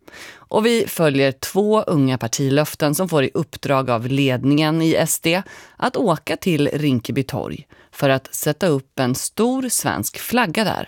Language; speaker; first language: Swedish; native; Swedish